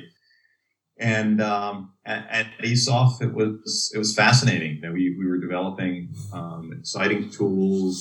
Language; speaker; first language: English; native; English